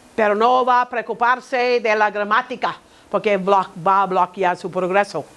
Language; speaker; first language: Spanish; non-native, learner; English